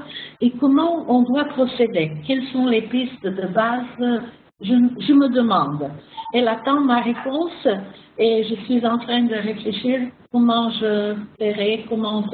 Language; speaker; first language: French; non-native, fluent; Macedonian